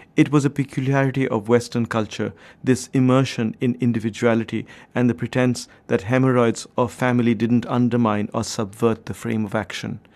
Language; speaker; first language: English; non-native, local second language; Bangla